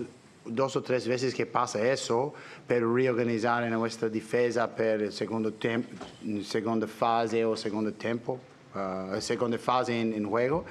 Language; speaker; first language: Italian; non-native, learner; English